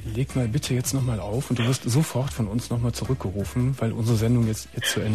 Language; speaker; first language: German; native; German